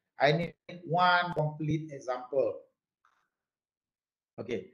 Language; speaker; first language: English; non-native, local second language; Malay